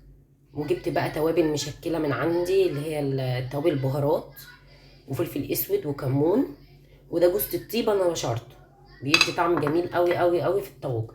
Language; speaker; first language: Arabic; native; Arabic